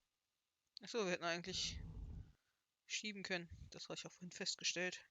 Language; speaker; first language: German; native; German